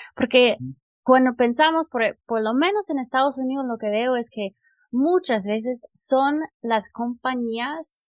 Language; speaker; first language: Spanish; non-native, fluent; English